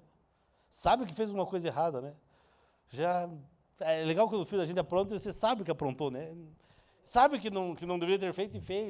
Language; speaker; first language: Portuguese; native; Portuguese